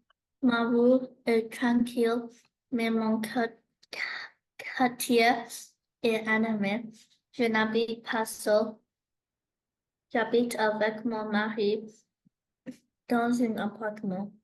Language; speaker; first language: French; non-native, learner; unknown